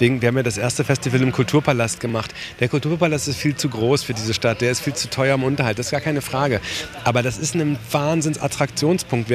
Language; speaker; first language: German; native; German